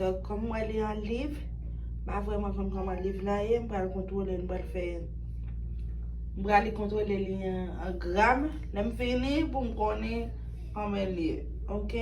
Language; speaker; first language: French; non-native, learner; Haitian Creole